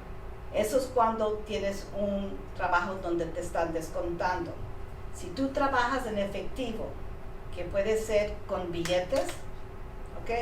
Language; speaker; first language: Spanish; early bilingual, heritage; Spanish